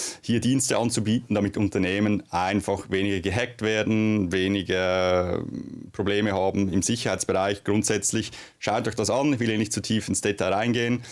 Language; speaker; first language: German; native; German